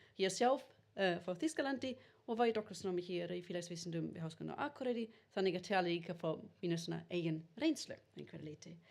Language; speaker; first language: Icelandic; non-native, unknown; German